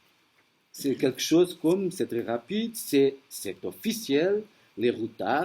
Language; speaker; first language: French; non-native, fluent; Portuguese